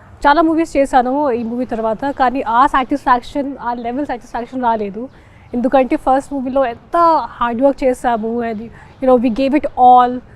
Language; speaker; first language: Telugu; non-native, fluent; Hindi